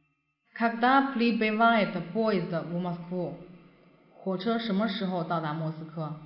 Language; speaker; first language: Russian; non-native, fluent; Chinese